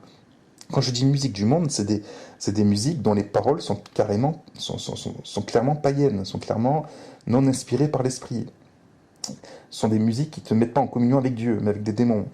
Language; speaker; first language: French; native; French